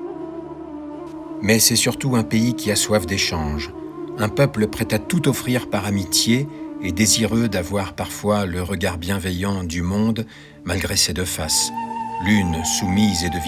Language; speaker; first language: French; native; French